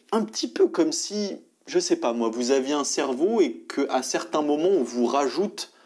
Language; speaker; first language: French; native; French